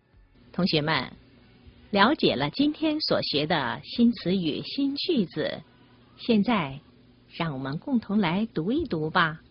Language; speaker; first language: Chinese; native; Chinese